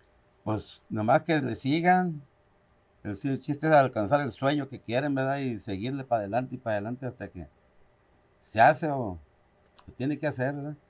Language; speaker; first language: Spanish; native; Spanish